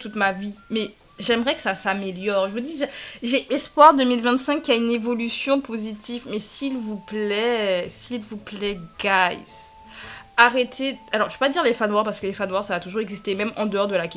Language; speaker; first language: French; native; French